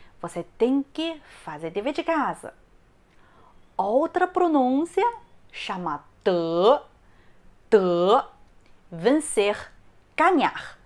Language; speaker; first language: Portuguese; non-native, learner; Chinese